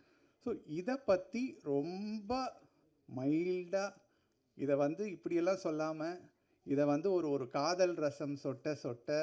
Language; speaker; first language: Tamil; native; Tamil